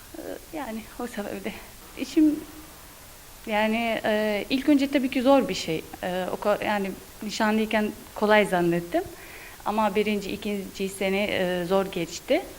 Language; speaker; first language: Turkish; non-native, learner; Arabic